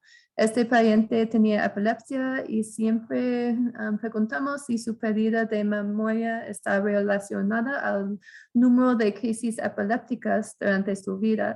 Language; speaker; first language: Spanish; non-native, fluent; English